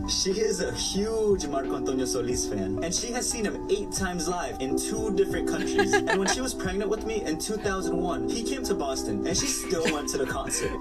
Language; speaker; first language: English; early bilingual, other home language; Spanish